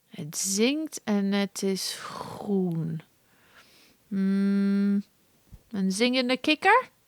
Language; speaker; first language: Dutch; non-native, fluent; English